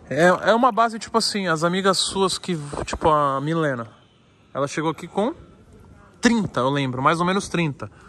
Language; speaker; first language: Portuguese; native; Portuguese